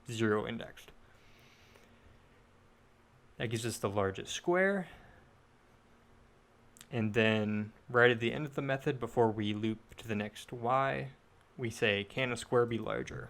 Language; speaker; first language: English; native; English